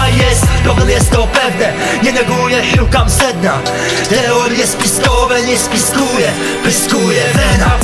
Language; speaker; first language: Polish; native; Polish